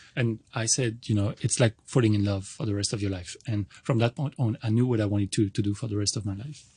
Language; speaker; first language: English; non-native, fluent; French